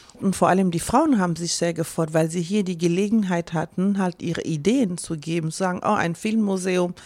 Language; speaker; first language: German; non-native, fluent; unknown